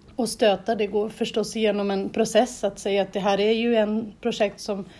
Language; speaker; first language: Swedish; non-native, fluent; Portuguese